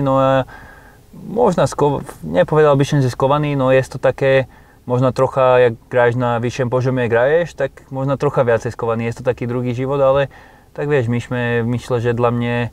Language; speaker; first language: Polish; non-native, learner; Slovak